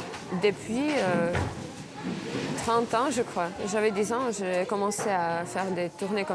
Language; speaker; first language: French; non-native, fluent; Ukrainian